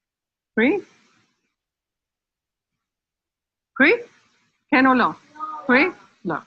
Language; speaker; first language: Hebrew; non-native, fluent; English